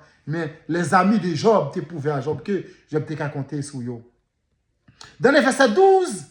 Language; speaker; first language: French; non-native, local second language; Haitian Creole